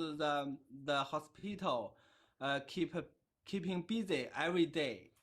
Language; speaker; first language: English; non-native, learner; Chinese